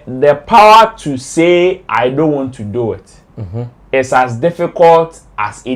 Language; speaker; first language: English; non-native, local second language; Akan